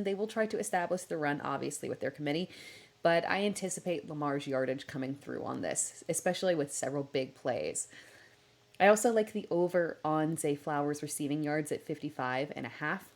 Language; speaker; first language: English; native; English